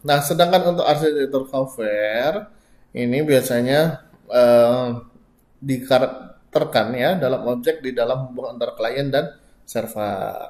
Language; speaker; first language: Indonesian; native; Indonesian